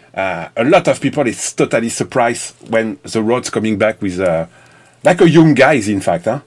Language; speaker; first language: English; non-native, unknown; French